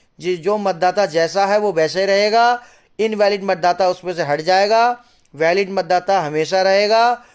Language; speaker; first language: Hindi; native; Hindi